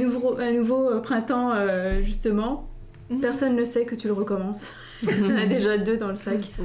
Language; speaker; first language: French; native; French